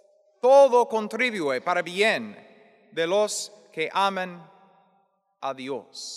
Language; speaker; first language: Spanish; non-native, fluent; English